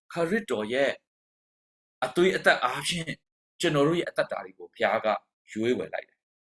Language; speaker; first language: Burmese; non-native, local second language; Hakha Chin